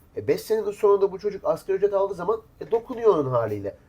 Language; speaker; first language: Turkish; native; Turkish